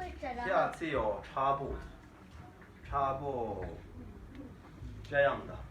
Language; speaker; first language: Chinese; non-native, learner; Kinyarwanda